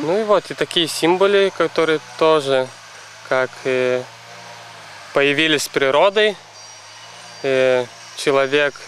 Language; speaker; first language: Russian; non-native, learner; Lithuanian